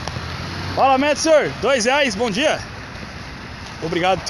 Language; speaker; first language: Portuguese; native; Portuguese